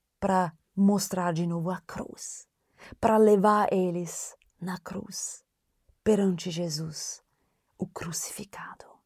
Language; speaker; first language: Portuguese; non-native, fluent; German